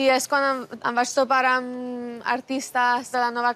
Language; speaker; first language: Catalan; non-native, fluent; English